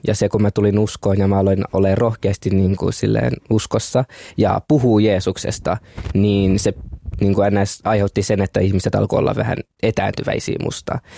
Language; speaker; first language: Finnish; early bilingual, other home language; Kinyarwanda